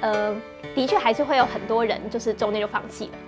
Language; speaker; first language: Chinese; native; Chinese